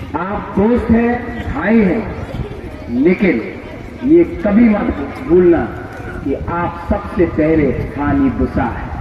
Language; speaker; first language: Hindi; non-native, local second language; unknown